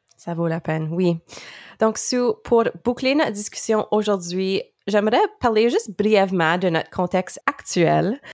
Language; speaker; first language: French; native; French